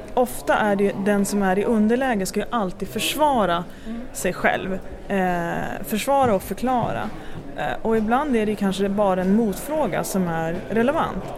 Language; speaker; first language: Swedish; native; Swedish